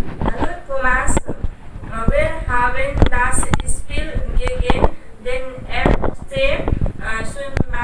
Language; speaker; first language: German; non-native, learner; Hindi